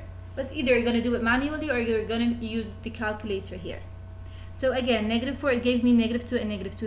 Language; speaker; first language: English; non-native, fluent; Arabic